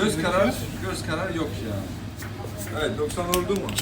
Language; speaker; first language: Turkish; non-native, learner; French